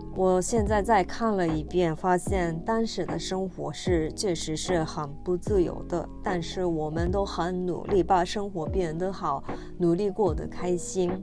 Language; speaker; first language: Chinese; non-native, fluent; Japanese